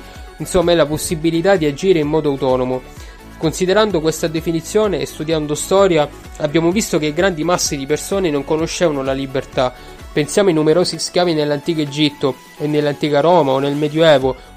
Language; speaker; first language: Italian; native; Italian